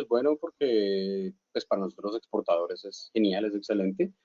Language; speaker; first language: Spanish; native; Spanish